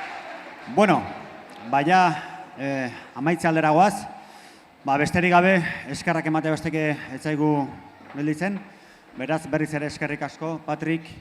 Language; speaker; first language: Basque; native; Basque